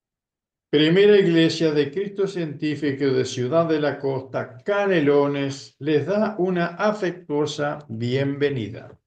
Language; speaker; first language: Spanish; native; Spanish